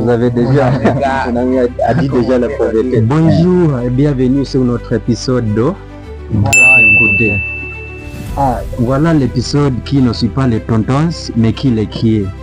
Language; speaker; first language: French; non-native, learner; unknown